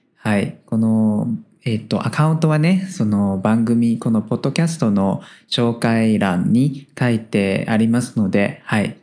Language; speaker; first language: Japanese; native; Japanese